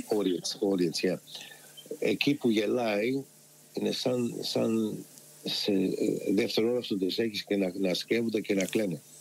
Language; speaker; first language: Greek; early bilingual, heritage; Greek